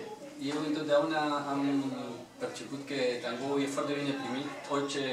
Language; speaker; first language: Romanian; non-native, fluent; Spanish